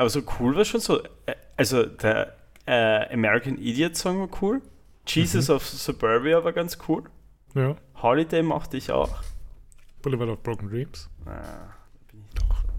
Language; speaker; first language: German; native; German